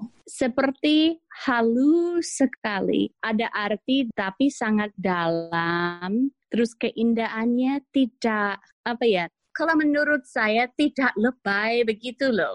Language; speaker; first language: Indonesian; non-native, fluent; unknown